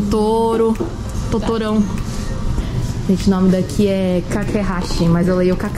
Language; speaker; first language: Portuguese; native; Portuguese